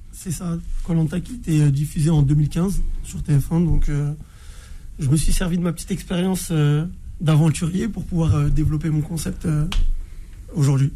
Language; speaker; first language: French; native; French